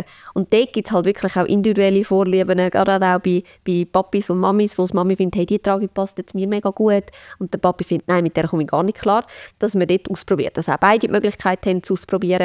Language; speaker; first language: German; native; German